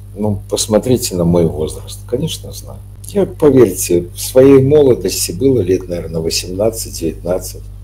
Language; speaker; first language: Russian; native; Russian